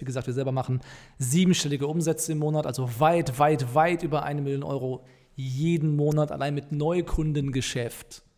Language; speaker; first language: German; native; German